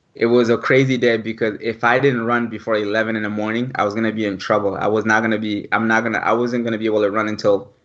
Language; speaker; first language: English; early bilingual, other home language; French